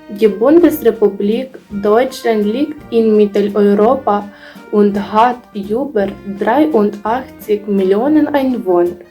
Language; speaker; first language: German; non-native, learner; Ukrainian